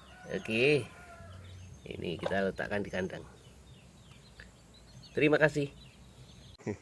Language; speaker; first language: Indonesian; non-native, local second language; Javanese